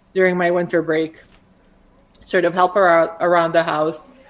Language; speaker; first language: English; early bilingual, other home language; Croatian